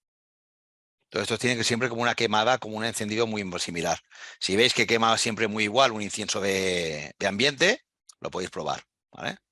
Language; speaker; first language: Spanish; native; Spanish